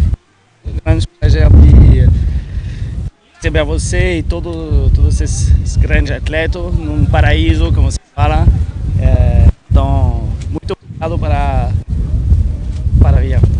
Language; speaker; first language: Portuguese; non-native, fluent; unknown